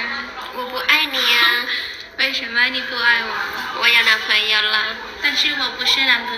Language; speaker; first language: Chinese; non-native, learner; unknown